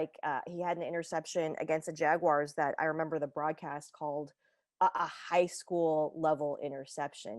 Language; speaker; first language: English; native; English